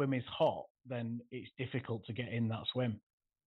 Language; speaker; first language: English; native; English